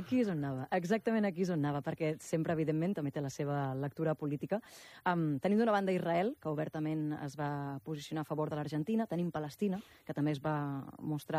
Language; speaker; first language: Catalan; native; Catalan